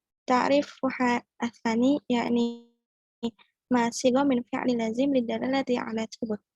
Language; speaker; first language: Arabic; non-native, learner; Indonesian